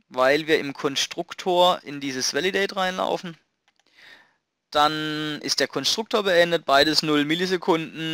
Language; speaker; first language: German; native; German